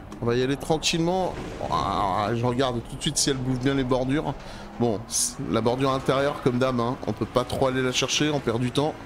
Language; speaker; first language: French; native; French